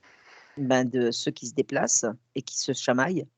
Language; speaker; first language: French; native; French